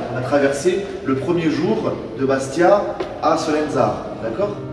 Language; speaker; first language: French; native; French